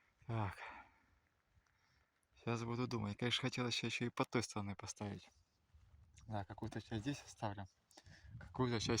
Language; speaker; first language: Russian; native; Russian